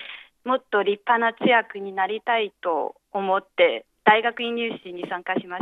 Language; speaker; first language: Japanese; non-native, fluent; Chinese